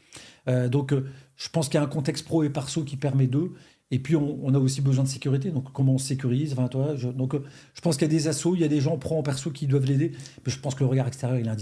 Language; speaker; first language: French; native; French